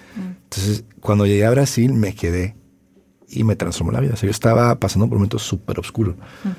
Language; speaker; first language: Spanish; native; Spanish